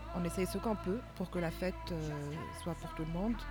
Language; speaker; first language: French; non-native, local second language; Arabic